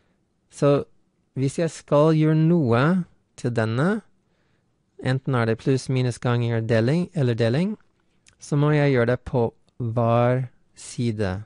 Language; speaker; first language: Norwegian; non-native, fluent; English